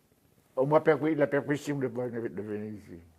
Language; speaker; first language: French; non-native, fluent; Vietnamese